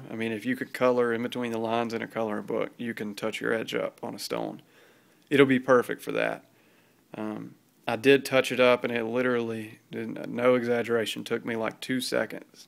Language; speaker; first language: English; native; English